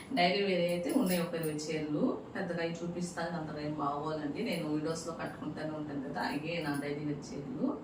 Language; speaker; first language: Telugu; non-native, local second language; Urdu